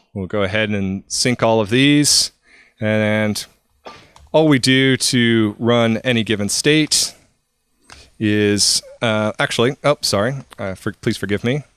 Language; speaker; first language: English; native; English